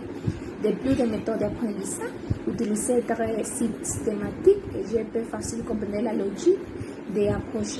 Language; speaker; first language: French; non-native, learner; Spanish